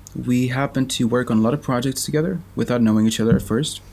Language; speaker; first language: English; non-native, fluent; Swedish